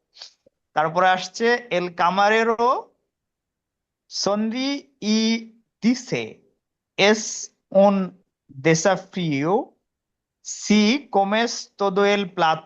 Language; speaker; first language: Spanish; non-native, learner; Bangla